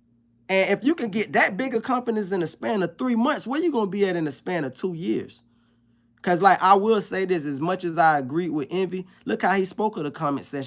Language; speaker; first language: English; native; English